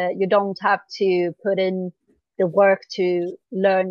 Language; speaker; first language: English; non-native, fluent; Swedish